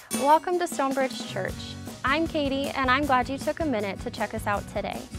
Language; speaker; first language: English; native; English